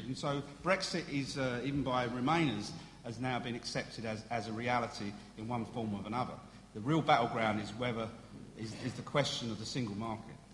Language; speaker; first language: English; native; English